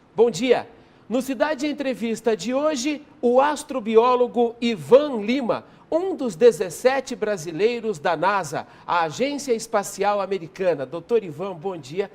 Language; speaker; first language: Portuguese; native; Portuguese